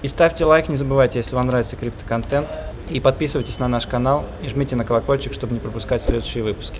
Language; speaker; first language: Russian; native; Russian